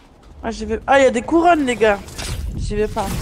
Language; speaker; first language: French; native; French